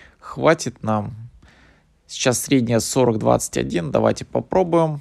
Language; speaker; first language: Russian; native; Russian